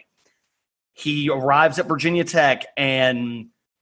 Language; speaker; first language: English; native; English